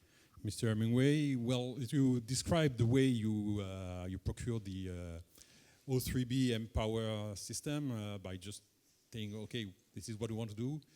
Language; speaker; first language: English; non-native, fluent; French